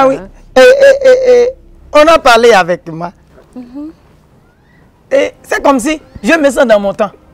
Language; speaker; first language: French; non-native, local second language; Haitian Creole